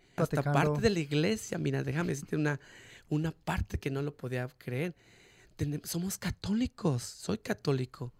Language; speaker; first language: Spanish; native; Spanish